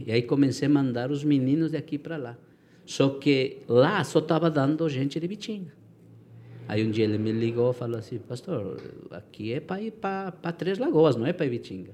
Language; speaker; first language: Portuguese; non-native, fluent; Spanish